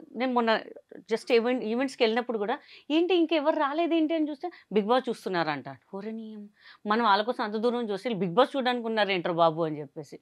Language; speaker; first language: Telugu; non-native, local second language; Hindi